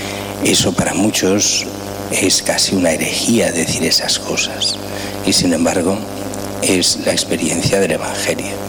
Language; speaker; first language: Spanish; native; Spanish